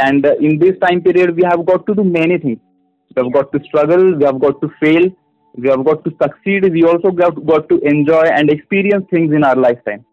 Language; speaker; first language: English; non-native, local second language; Marathi